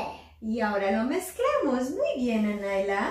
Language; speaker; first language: Spanish; early bilingual, heritage; English